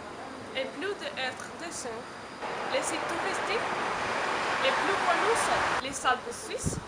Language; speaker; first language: French; non-native, learner; Spanish